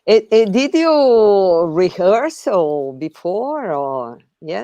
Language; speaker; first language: English; non-native, learner; Portuguese